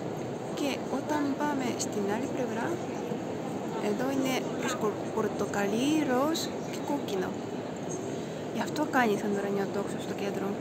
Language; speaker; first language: Greek; non-native, fluent; Japanese